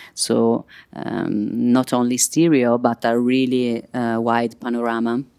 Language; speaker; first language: English; non-native, fluent; Italian